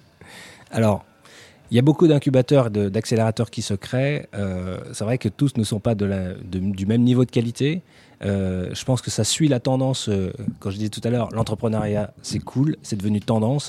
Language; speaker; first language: French; native; French